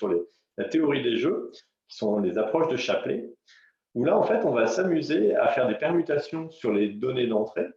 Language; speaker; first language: French; native; French